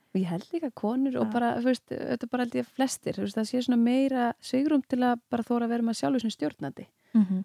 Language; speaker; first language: Icelandic; native; Icelandic